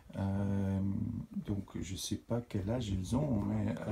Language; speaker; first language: French; non-native, fluent; Dutch